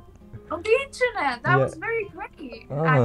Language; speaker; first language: English; non-native, learner; Polish